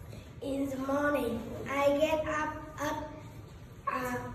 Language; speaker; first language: English; non-native, learner; Vietnamese